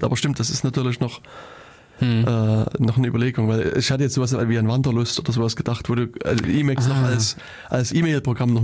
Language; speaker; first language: German; native; German